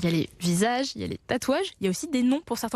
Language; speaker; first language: French; native; French